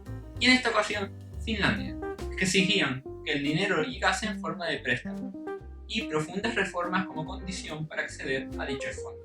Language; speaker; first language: Spanish; native; Spanish